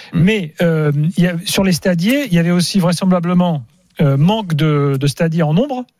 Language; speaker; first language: French; native; French